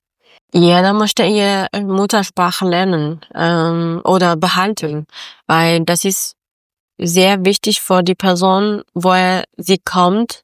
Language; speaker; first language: German; non-native, fluent; Persian